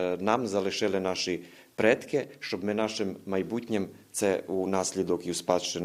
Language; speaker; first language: Ukrainian; early bilingual, heritage; Ukrainian